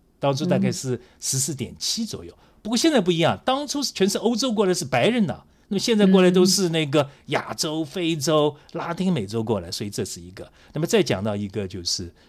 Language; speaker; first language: Chinese; native; Chinese